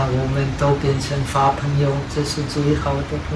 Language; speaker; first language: Chinese; non-native, learner; Czech